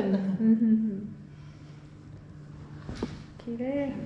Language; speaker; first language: Japanese; non-native, learner; English